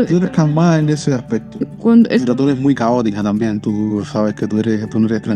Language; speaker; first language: Spanish; native; Spanish